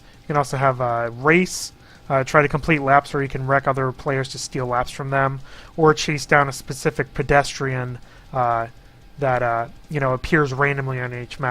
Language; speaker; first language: English; native; English